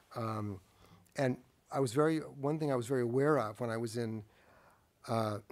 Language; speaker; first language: English; native; English